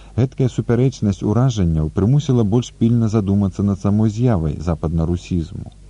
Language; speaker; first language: Belarusian; native; Belarusian